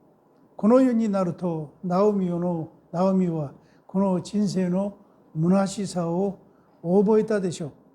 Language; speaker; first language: Japanese; non-native, fluent; Korean